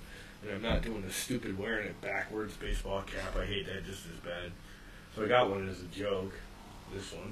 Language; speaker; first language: English; native; English